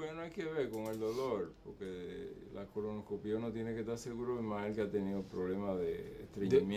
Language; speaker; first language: Spanish; native; Spanish